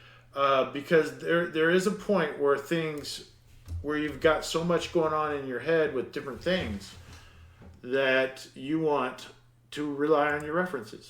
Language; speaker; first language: English; native; English